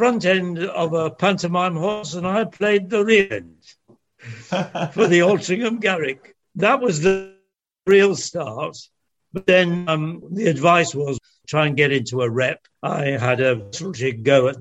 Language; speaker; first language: English; early bilingual, other home language; French